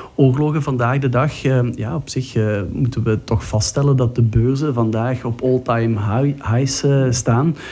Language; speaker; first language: Dutch; native; Dutch